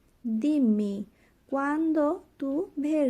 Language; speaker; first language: Italian; non-native, learner; Bangla